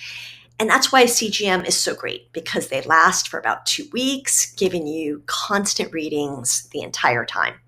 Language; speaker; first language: English; native; English